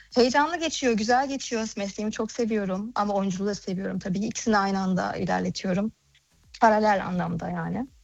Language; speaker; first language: Turkish; early bilingual, heritage; Turkish